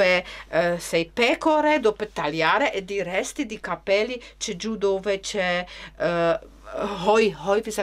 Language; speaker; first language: Italian; non-native, learner; Czech